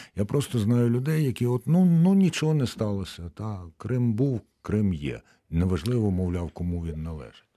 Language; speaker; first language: Ukrainian; native; Ukrainian